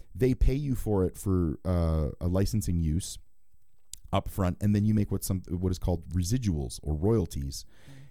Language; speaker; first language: English; native; English